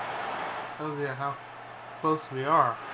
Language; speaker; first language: English; native; English